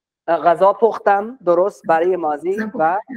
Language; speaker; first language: Persian; non-native, fluent; Urdu